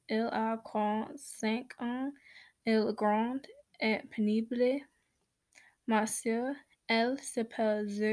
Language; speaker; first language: French; non-native, learner; English